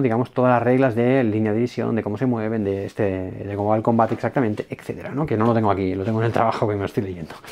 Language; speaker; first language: Spanish; native; Spanish